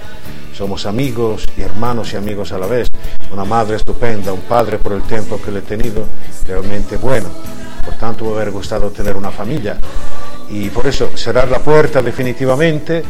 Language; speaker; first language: Spanish; non-native, fluent; Italian